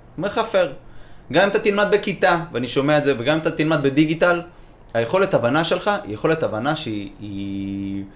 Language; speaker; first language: Hebrew; native; Hebrew